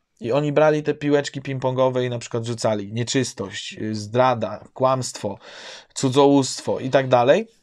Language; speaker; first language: Polish; native; Polish